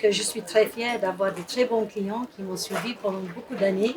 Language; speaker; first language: French; non-native, fluent; English